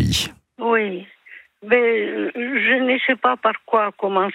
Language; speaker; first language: French; early bilingual, other home language; Greek